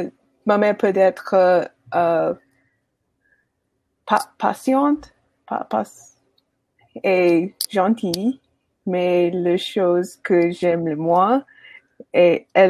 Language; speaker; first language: French; non-native, learner; English